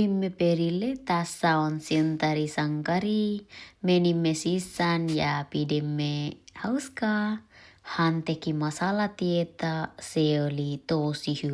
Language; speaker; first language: Finnish; non-native, learner; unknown